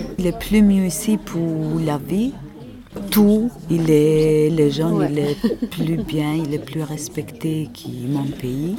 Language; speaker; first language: French; non-native, learner; Albanian